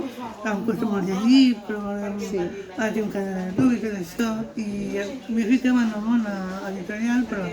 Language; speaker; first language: Catalan; non-native, local second language; Spanish